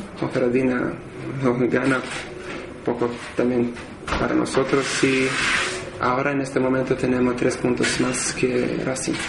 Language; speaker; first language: Spanish; non-native, learner; Serbian